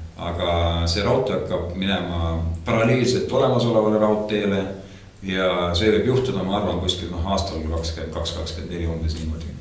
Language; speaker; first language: Estonian; non-native, local second language; Russian